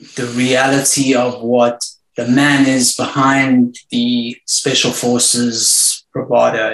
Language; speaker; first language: English; native; English